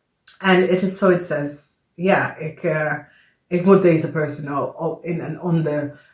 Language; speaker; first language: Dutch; non-native, learner; English